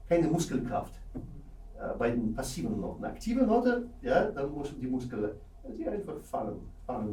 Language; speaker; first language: German; non-native, fluent; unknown